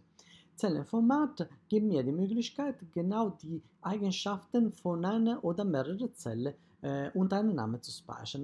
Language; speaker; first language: German; non-native, fluent; Italian